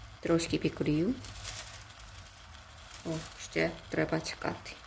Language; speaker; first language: Ukrainian; non-native, learner; Korean